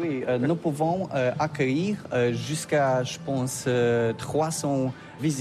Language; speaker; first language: French; non-native, learner; Polish